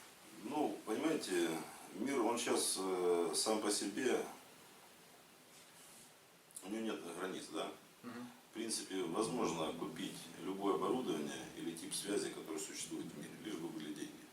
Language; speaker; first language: Russian; native; Russian